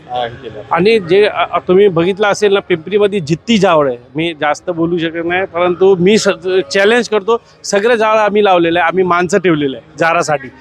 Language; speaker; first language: Marathi; non-native, local second language; Hindi